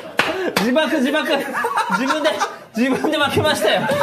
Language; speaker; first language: Japanese; native; Japanese